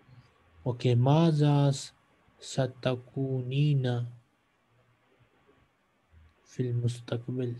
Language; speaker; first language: Arabic; non-native, fluent; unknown